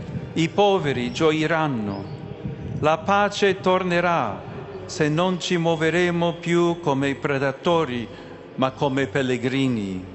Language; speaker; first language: Italian; non-native, fluent; English